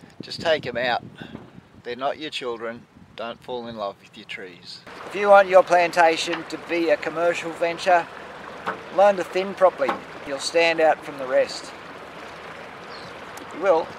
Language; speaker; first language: English; native; English